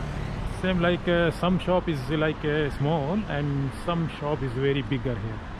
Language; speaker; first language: English; non-native, learner; Urdu